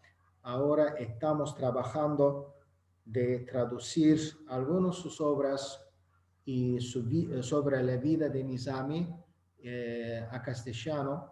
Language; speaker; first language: Spanish; non-native, fluent; Azerbaijani